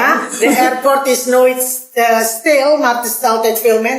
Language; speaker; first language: Dutch; non-native, learner; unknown